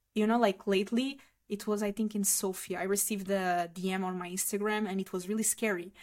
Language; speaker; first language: English; non-native, fluent; Portuguese